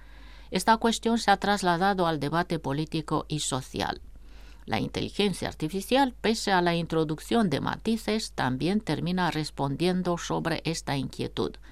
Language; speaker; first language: Spanish; non-native, fluent; Romanian